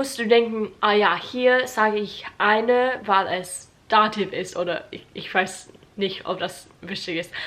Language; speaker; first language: German; non-native, learner; English